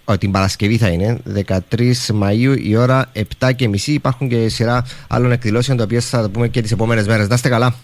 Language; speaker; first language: Greek; native; Greek